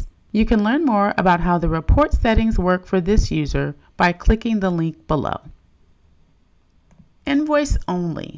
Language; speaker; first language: English; native; English